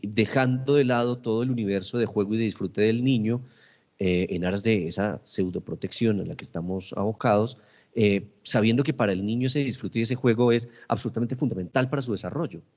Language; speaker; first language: Spanish; native; Spanish